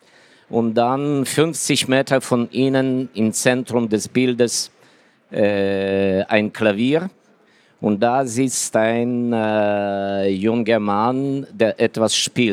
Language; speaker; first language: German; non-native, fluent; Ukrainian